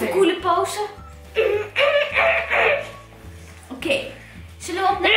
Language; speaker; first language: Dutch; native; Dutch